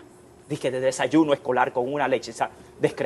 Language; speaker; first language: Spanish; native; Spanish